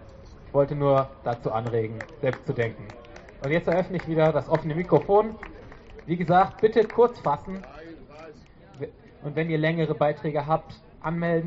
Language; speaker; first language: German; native; German